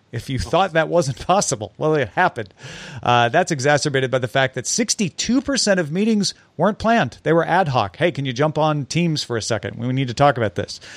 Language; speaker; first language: English; native; English